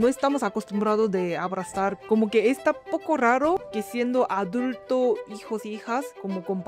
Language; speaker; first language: Spanish; non-native, fluent; Korean